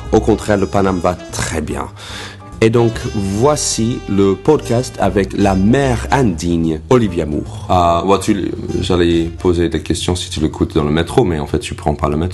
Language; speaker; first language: French; non-native, fluent; English